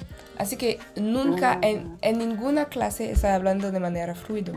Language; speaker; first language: Spanish; non-native, learner; French